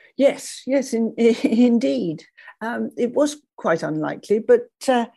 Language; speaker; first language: English; native; English